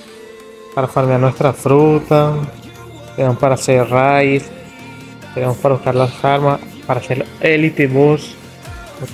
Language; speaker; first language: Spanish; non-native, fluent; Portuguese